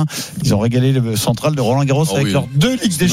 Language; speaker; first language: French; native; French